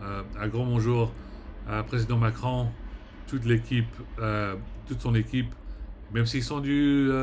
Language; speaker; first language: French; early bilingual, heritage; French